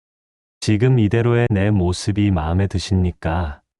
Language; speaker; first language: Korean; native; Korean